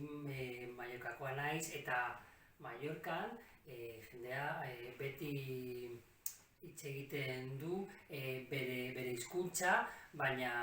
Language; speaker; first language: Basque; non-native, local second language; Catalan